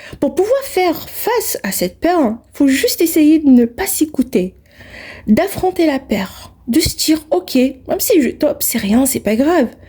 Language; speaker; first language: French; non-native, local second language; Arabic